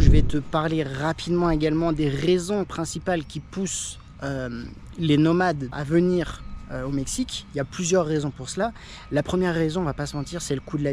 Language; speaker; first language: French; native; French